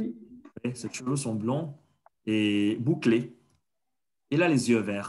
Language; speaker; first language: French; non-native, fluent; Spanish